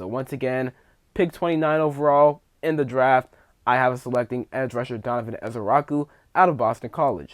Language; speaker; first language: English; native; English